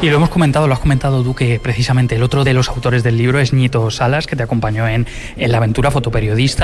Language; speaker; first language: Spanish; native; Spanish